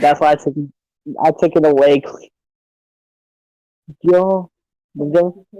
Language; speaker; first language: English; native; English